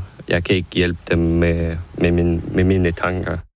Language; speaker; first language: Danish; non-native, fluent; Ukrainian